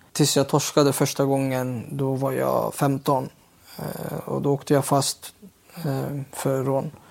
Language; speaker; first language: Swedish; early bilingual, other home language; Uyghur